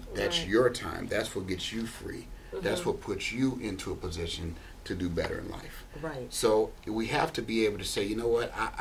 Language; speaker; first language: English; native; English